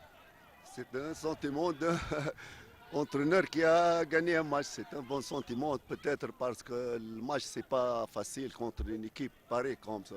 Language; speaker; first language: French; non-native, fluent; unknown